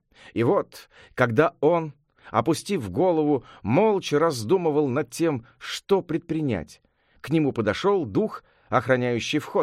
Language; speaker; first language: Russian; native; Russian